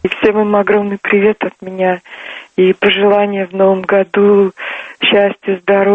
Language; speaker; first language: Russian; non-native, local second language; Turkmen